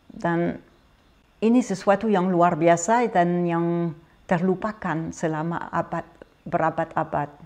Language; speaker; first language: Indonesian; non-native, fluent; French